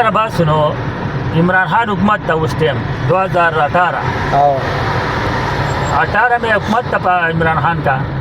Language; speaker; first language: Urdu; non-native, local second language; Pashto